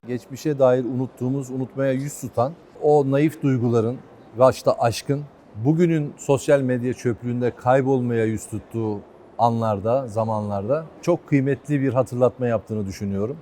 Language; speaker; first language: Turkish; native; Turkish